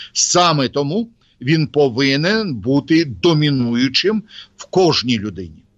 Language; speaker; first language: Ukrainian; non-native, local second language; Russian